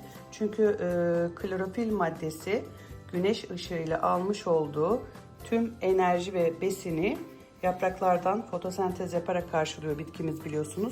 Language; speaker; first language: Turkish; native; Turkish